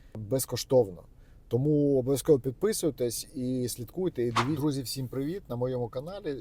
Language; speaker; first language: Ukrainian; native; Ukrainian